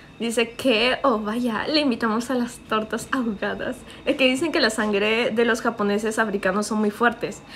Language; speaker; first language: Spanish; early bilingual, heritage; Spanish